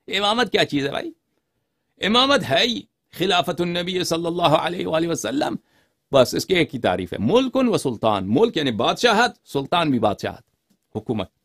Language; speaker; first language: Urdu; non-native, fluent; Persian